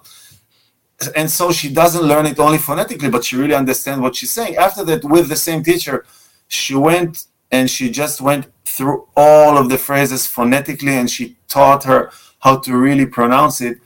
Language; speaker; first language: English; non-native, fluent; Russian